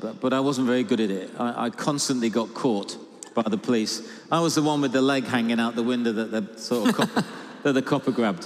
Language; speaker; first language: English; native; English